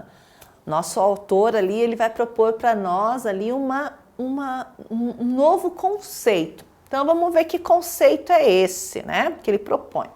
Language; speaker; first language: Portuguese; native; Portuguese